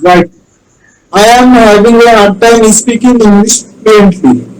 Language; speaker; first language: English; non-native, learner; Bangla